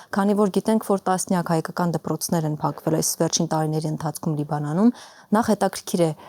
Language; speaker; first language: Armenian; native; Armenian